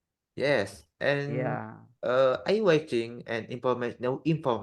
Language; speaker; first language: English; non-native, learner; Indonesian